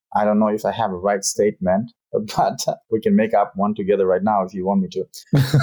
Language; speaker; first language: English; non-native, fluent; Albanian